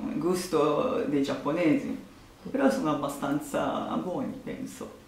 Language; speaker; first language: Italian; non-native, fluent; Japanese